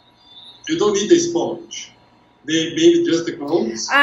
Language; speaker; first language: English; non-native, fluent; Portuguese